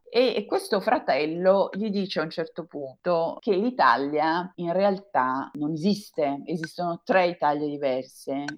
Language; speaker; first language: Italian; native; Italian